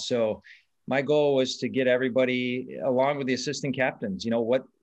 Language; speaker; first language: English; native; English